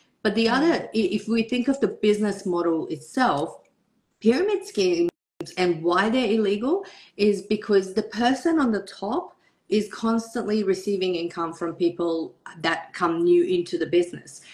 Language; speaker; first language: English; early bilingual, other home language; Persian